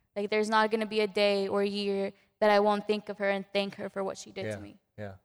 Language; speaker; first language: English; early bilingual, other home language; Spanish